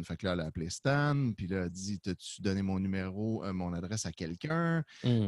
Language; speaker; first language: French; native; French